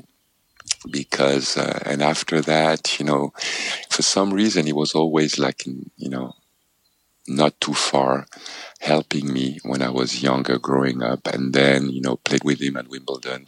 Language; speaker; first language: English; non-native, local second language; French